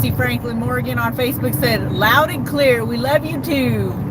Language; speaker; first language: English; native; English